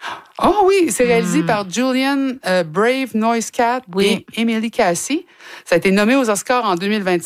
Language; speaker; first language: French; native; French